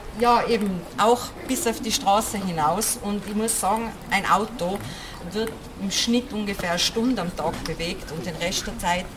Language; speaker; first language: German; native; German